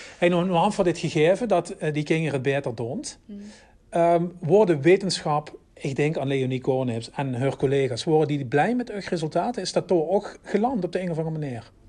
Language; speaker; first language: Dutch; native; Dutch